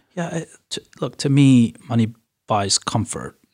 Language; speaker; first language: English; early bilingual, other home language; Persian